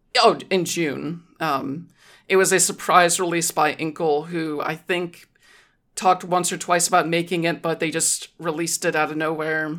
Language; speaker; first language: English; native; English